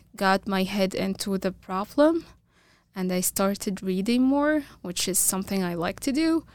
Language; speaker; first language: English; non-native, fluent; Arabic